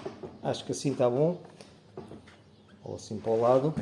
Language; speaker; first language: Portuguese; native; Portuguese